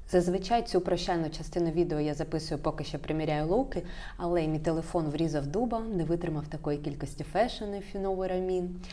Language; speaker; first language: Ukrainian; non-native, local second language; Russian